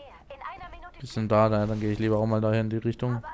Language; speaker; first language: German; native; German